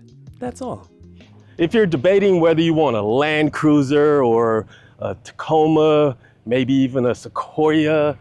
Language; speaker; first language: English; native; English